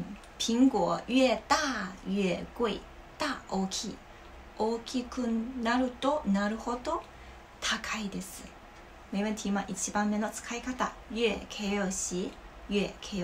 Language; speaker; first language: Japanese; non-native, learner; Chinese